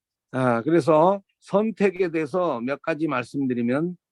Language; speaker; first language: Korean; native; Korean